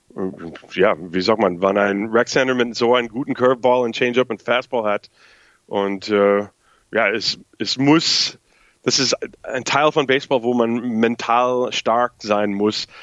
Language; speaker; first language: German; non-native, fluent; English